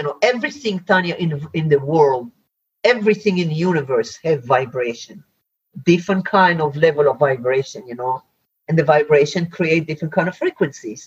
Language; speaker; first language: English; non-native, fluent; Hebrew